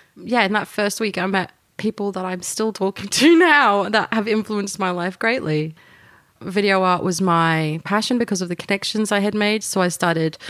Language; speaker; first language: English; native; English